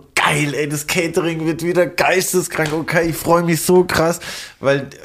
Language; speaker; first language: German; native; German